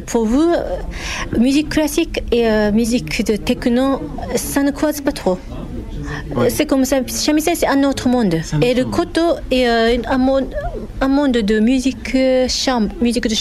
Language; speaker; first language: French; non-native, fluent; Japanese